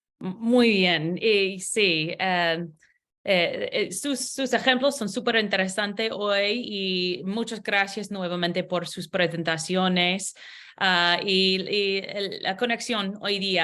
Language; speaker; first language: Spanish; non-native, learner; English